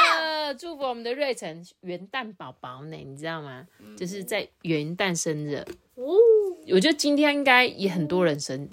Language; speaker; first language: Chinese; native; Chinese